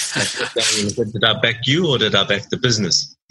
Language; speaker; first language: English; native; English